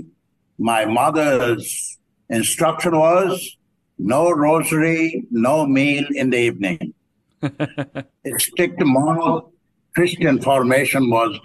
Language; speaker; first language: English; non-native, local second language; Bangla